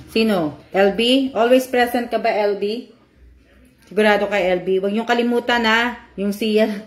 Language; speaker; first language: Filipino; native; Filipino